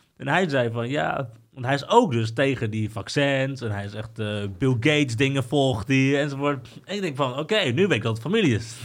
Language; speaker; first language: Dutch; early bilingual, other home language; Spanish